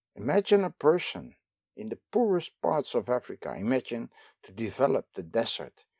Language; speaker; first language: English; non-native, fluent; Dutch